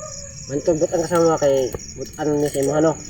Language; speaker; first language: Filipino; non-native, local second language; Cebuano